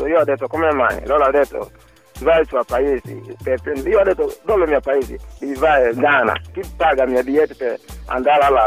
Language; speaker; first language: Italian; non-native, learner; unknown